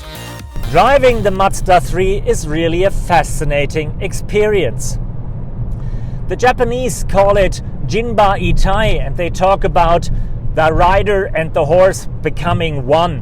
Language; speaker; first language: English; non-native, fluent; German